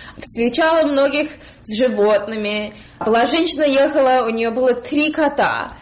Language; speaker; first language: Russian; early bilingual, heritage; Russian